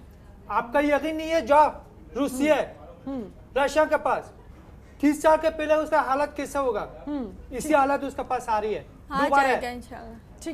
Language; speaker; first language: Hindi; non-native, learner; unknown